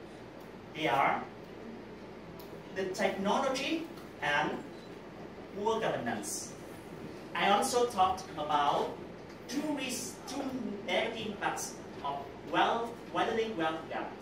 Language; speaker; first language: English; non-native, learner; Vietnamese